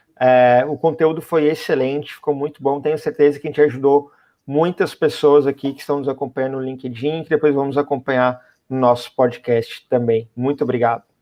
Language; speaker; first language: Portuguese; native; Portuguese